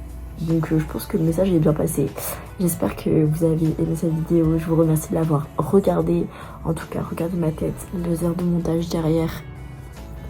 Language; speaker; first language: French; native; French